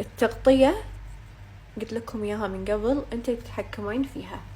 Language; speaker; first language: Arabic; native; Arabic